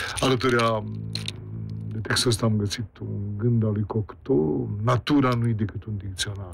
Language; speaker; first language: Romanian; native; Romanian